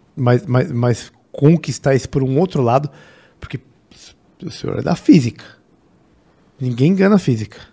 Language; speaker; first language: Portuguese; native; Portuguese